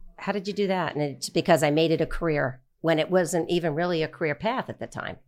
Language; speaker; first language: English; native; English